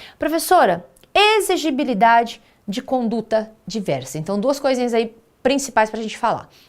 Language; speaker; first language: Portuguese; native; Portuguese